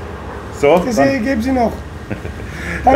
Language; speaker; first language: German; non-native, fluent; Italian